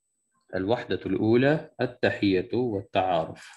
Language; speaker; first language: Arabic; non-native, fluent; Urdu